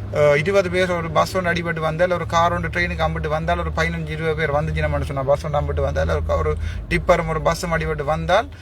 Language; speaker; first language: Tamil; native; Tamil